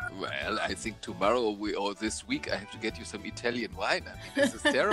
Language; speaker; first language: English; non-native, fluent; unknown